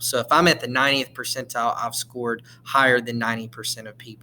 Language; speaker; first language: English; native; English